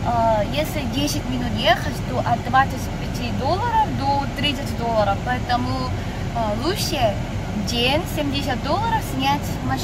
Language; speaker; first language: Russian; non-native, fluent; Korean